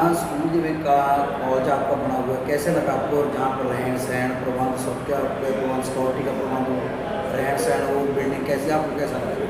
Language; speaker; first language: Hindi; non-native, local second language; Punjabi